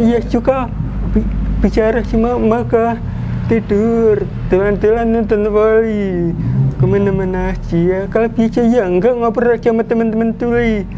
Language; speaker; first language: Indonesian; non-native, local second language; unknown